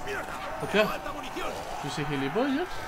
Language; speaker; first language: Spanish; native; Spanish